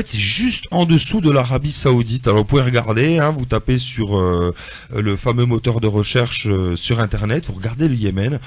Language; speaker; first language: French; native; French